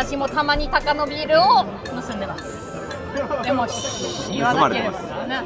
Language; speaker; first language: Japanese; non-native, fluent; German